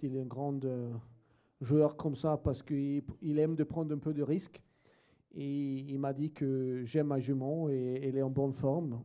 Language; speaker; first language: French; non-native, fluent; Swedish